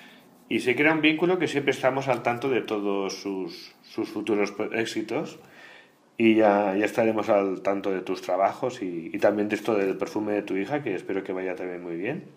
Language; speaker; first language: Spanish; native; Spanish